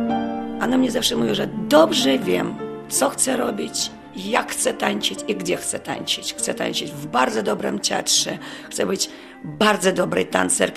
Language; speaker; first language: Polish; non-native, fluent; Russian